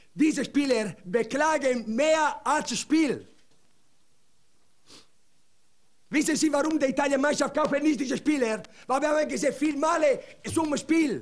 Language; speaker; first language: German; non-native, learner; Italian